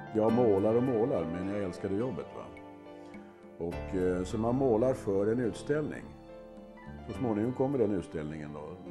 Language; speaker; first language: Swedish; early bilingual, other home language; Finnish